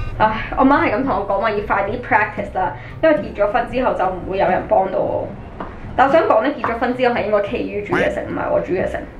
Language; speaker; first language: Cantonese; early bilingual, other home language; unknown